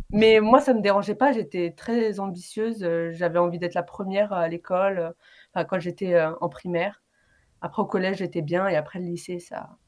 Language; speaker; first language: French; early bilingual, other home language; Arabic